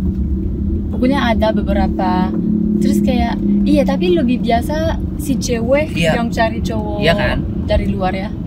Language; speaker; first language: Indonesian; non-native, fluent; French